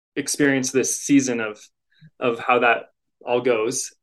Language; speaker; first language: English; native; English